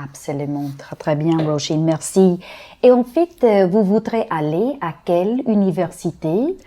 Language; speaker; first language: French; non-native, fluent; English